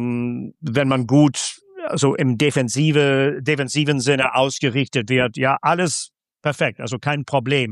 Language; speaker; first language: German; non-native, fluent; English